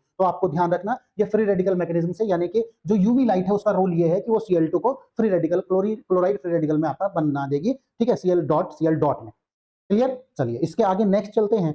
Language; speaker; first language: Hindi; native; Hindi